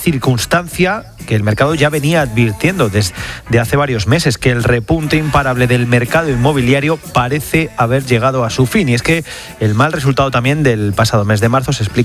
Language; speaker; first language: Spanish; native; Spanish